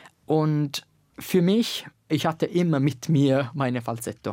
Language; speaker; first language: German; non-native, fluent; Italian